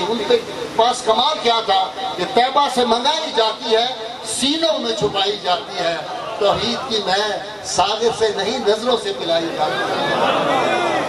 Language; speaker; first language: Urdu; non-native, local second language; Punjabi